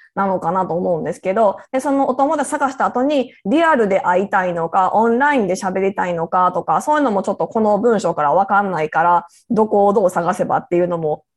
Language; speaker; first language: Japanese; native; Japanese